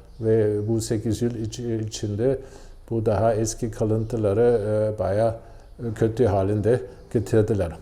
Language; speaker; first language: Turkish; non-native, fluent; German